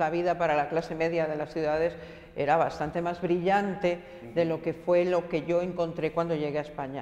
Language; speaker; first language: Spanish; native; Spanish